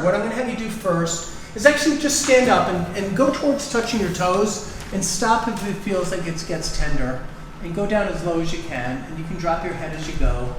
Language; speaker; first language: English; native; English